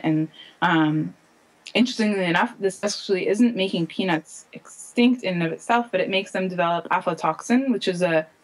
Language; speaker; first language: English; native; English